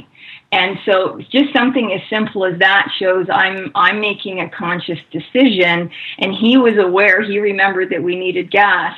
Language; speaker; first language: English; native; English